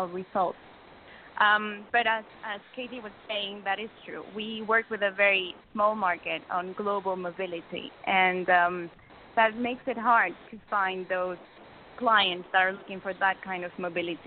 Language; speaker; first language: English; non-native, fluent; Spanish